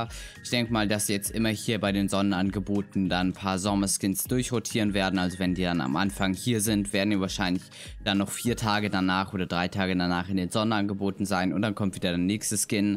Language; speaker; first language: German; native; German